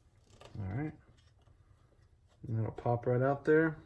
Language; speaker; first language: English; native; English